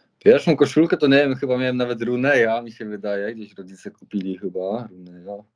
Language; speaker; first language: Polish; native; Polish